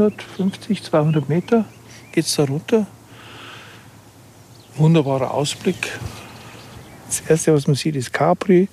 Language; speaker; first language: German; native; German